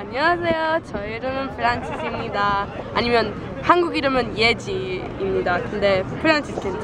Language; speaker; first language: Korean; non-native, learner; English